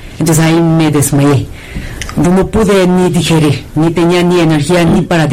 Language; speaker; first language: Spanish; non-native, fluent; Korean